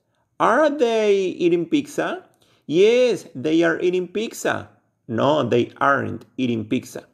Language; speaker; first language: English; non-native, fluent; Spanish